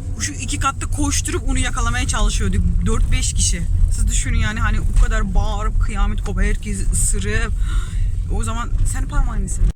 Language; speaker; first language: Turkish; non-native, fluent; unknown